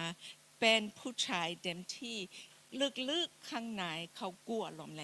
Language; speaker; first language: Thai; non-native, fluent; English